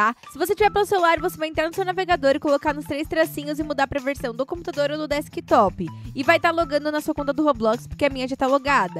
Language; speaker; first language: Portuguese; native; Portuguese